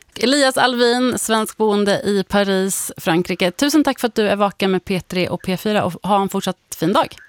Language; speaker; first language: Swedish; native; Swedish